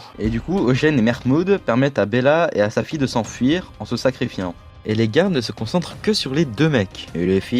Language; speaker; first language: French; native; French